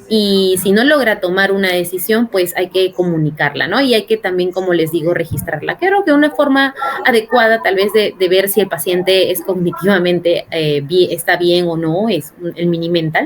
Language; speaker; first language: Spanish; native; Spanish